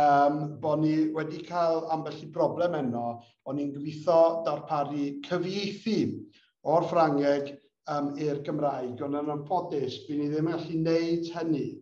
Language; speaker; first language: Welsh; native; Welsh